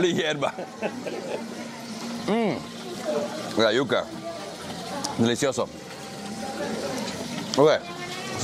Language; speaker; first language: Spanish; early bilingual, heritage; Spanish